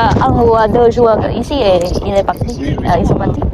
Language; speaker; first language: French; non-native, learner; Vietnamese